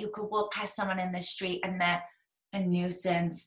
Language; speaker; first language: English; native; English